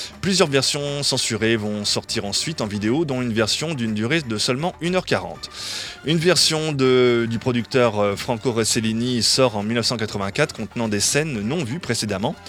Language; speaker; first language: French; native; French